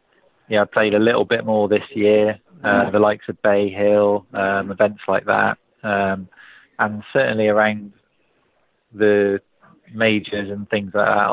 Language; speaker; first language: English; native; English